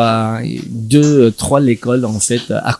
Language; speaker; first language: French; non-native, learner; English